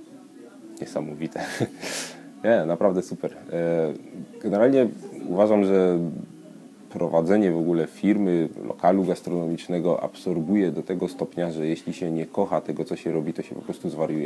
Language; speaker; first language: Polish; native; Polish